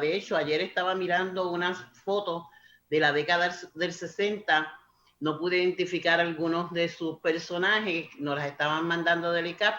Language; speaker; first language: Spanish; native; Spanish